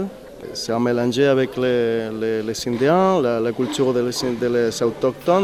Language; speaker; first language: French; non-native, learner; Spanish